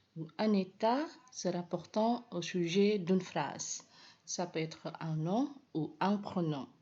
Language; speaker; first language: French; non-native, fluent; Indonesian